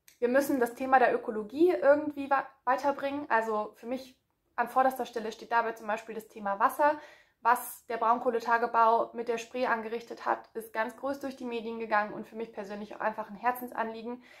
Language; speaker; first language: German; native; German